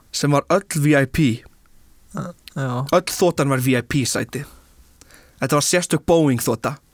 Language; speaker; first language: Icelandic; native; Icelandic